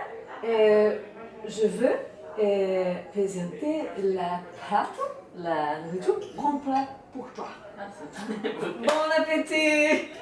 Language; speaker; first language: French; non-native, learner; Portuguese